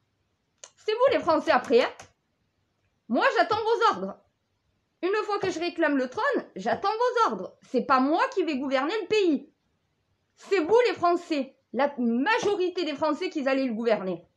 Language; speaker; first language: French; native; French